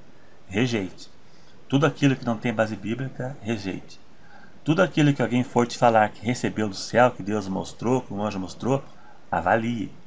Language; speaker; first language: Portuguese; native; Portuguese